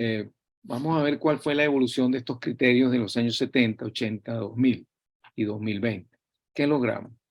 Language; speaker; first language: Spanish; native; Spanish